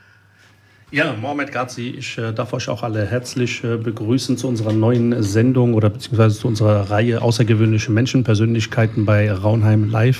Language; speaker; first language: German; early bilingual, other home language; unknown